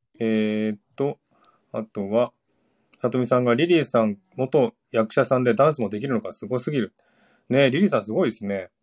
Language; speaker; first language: Japanese; native; Japanese